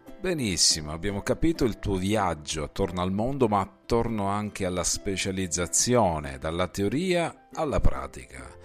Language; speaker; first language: Italian; native; Italian